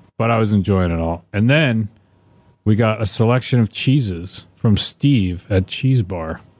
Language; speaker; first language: English; native; English